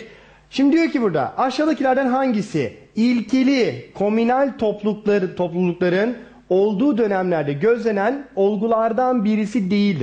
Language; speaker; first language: Turkish; native; Turkish